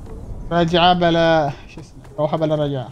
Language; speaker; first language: Arabic; native; Arabic